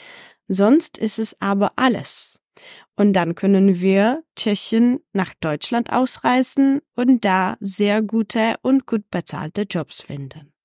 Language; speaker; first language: German; non-native, fluent; Czech